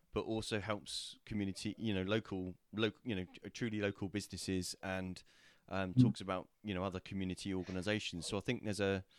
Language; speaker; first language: English; native; English